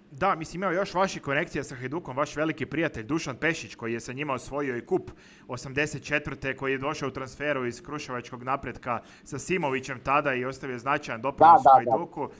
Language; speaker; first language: Croatian; native; Croatian